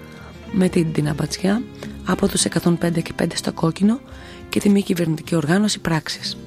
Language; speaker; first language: Greek; native; Greek